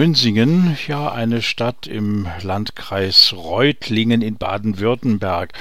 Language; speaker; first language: German; native; German